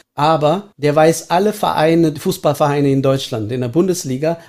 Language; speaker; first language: German; early bilingual, heritage; Estonian